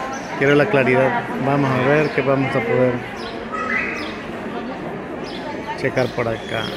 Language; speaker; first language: Spanish; native; Spanish